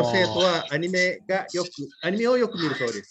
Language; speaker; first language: Japanese; non-native, fluent; Indonesian